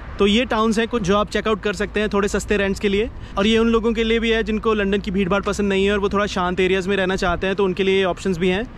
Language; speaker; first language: Hindi; native; Hindi